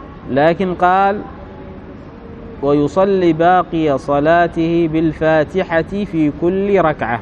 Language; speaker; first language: Arabic; native; Arabic